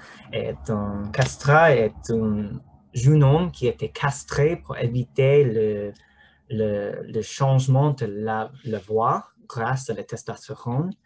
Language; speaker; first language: French; non-native, learner; English